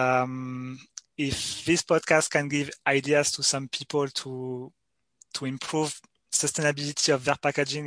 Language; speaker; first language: English; non-native, fluent; French